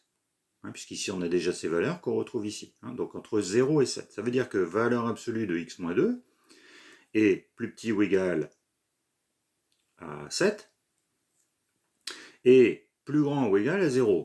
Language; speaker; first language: French; native; French